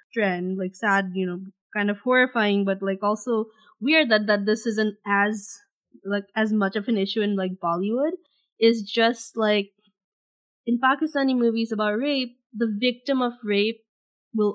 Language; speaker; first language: English; non-native, local second language; Bangla